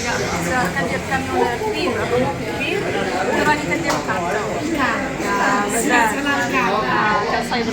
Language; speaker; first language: Arabic; native; Arabic